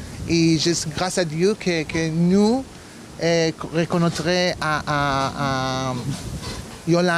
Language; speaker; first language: French; non-native, learner; Hebrew